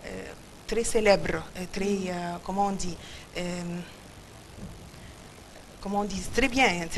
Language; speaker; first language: French; non-native, fluent; Arabic